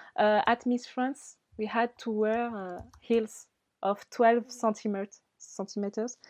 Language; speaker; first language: English; non-native, learner; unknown